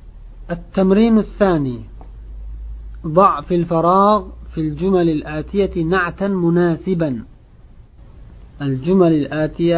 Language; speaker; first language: Arabic; non-native, fluent; Uzbek